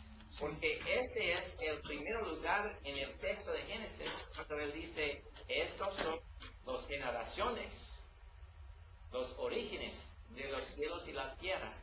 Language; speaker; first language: Spanish; non-native, learner; English